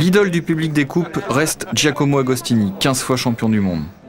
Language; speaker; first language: French; native; French